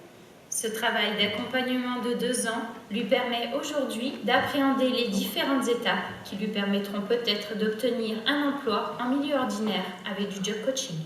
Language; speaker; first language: French; native; French